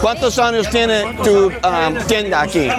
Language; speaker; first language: Spanish; non-native, learner; English